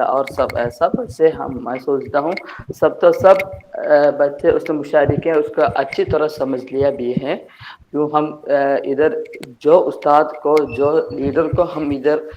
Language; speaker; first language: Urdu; non-native, learner; Persian